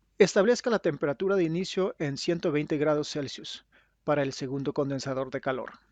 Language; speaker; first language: Spanish; non-native, fluent; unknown